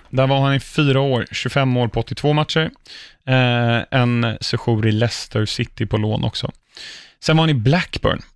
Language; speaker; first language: Swedish; native; Swedish